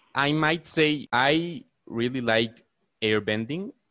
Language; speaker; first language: English; non-native, fluent; Spanish